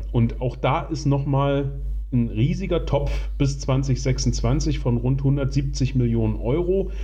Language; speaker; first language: German; native; German